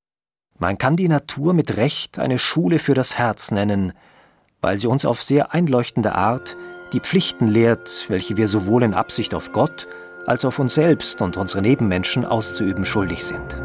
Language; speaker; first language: German; native; German